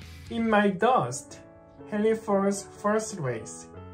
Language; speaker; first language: English; non-native, fluent; Korean